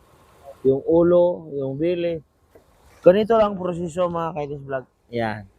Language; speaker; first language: Filipino; non-native, local second language; Cebuano